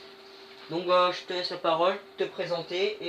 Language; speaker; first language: French; native; French